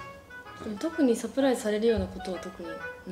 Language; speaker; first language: Japanese; native; Japanese